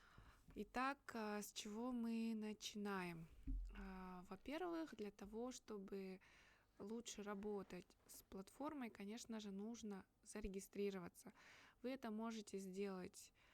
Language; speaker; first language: Russian; native; Russian